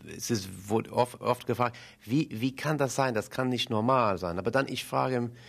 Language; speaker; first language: German; non-native, fluent; English